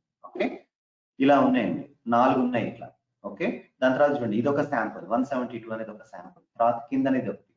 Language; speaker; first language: Telugu; native; Telugu